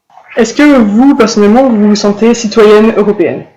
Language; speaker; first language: French; native; French